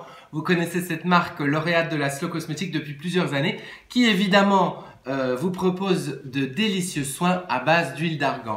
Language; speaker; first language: French; native; French